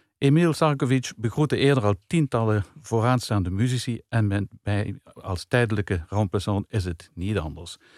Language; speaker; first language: Dutch; native; Dutch